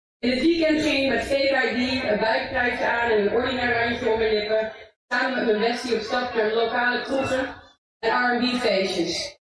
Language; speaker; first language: Dutch; early bilingual, other home language; English